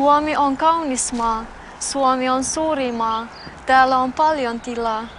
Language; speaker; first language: Finnish; non-native, fluent; Albanian